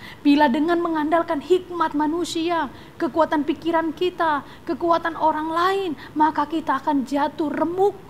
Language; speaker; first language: Indonesian; native; Indonesian